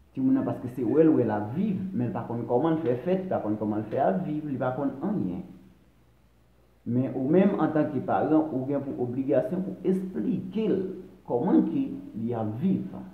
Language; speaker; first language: French; non-native, local second language; Haitian Creole